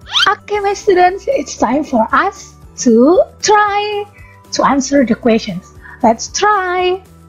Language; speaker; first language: English; non-native, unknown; Indonesian